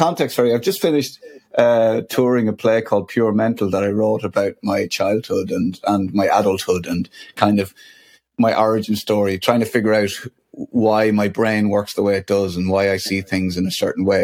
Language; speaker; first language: English; native; English